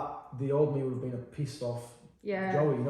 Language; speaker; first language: English; native; English